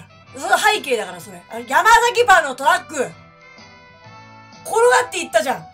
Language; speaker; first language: Japanese; native; Japanese